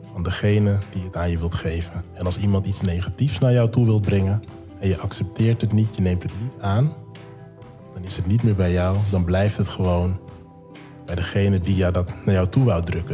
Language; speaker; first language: Dutch; native; Dutch